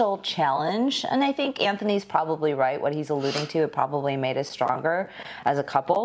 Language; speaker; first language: English; early bilingual, other home language; Korean